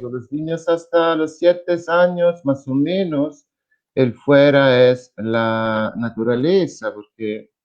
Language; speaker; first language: Spanish; non-native, fluent; Italian